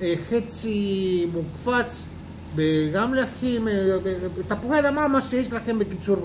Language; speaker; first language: Hebrew; non-native, fluent; Spanish